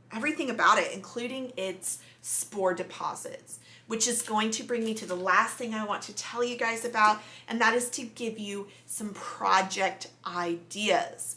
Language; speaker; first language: English; native; English